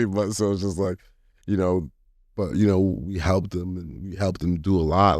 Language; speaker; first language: English; native; English